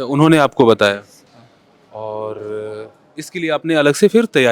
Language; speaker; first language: Hindi; native; Hindi